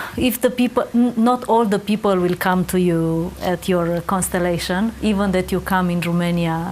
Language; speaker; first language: English; non-native, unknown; Romanian